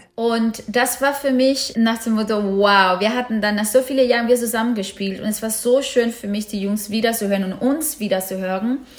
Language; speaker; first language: German; non-native, fluent; Spanish